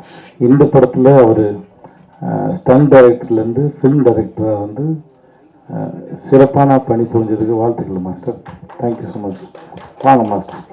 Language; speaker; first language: Tamil; native; Tamil